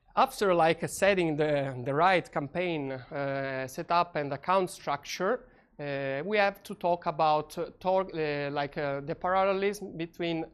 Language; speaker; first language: English; non-native, fluent; Italian